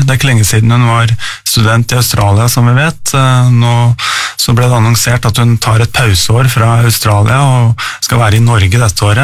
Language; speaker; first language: Norwegian; native; Norwegian